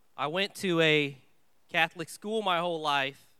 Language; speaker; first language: English; early bilingual, other home language; Vietnamese